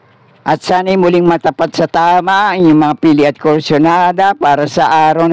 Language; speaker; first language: Filipino; native; Filipino